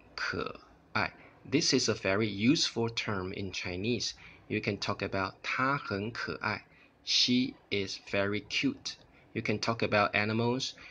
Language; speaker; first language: English; non-native, fluent; Chinese